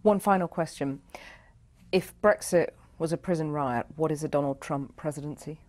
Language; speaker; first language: English; native; English